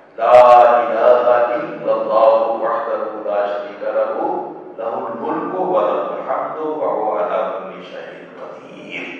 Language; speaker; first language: Urdu; non-native, local second language; Punjabi